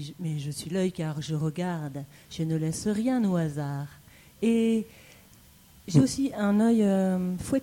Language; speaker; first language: French; native; French